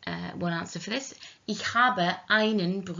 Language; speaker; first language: German; non-native, learner; English